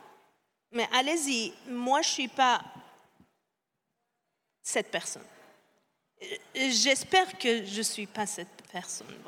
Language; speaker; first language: French; non-native, fluent; Persian